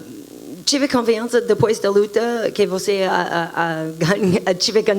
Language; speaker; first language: Portuguese; non-native, learner; English